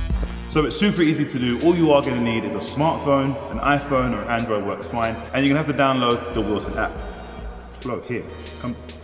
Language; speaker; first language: English; native; English